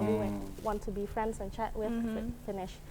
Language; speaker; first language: English; non-native, fluent; Indonesian